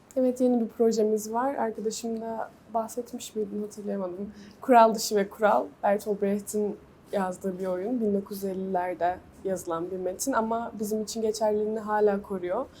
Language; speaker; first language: Turkish; non-native, local second language; Kurdish